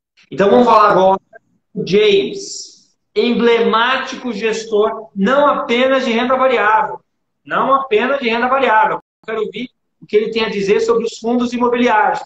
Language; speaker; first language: Portuguese; native; Portuguese